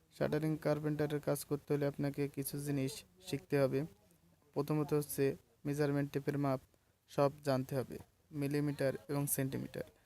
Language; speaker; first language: Bangla; native; Bangla